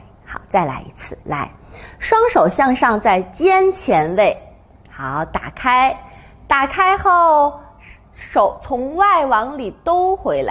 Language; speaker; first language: Chinese; native; Chinese